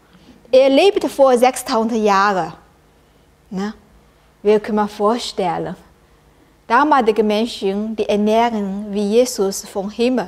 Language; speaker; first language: German; non-native, learner; Chinese